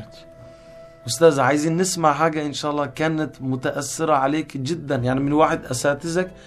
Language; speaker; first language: Arabic; non-native, fluent; Turkish